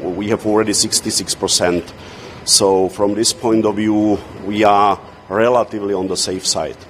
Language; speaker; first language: English; non-native, fluent; Czech